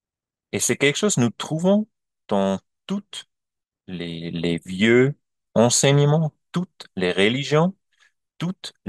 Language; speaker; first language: French; non-native, learner; German